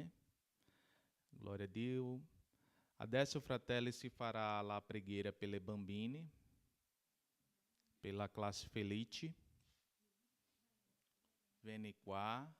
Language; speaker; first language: Italian; non-native, learner; Portuguese